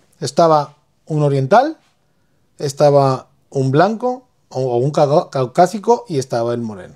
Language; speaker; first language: Spanish; native; Spanish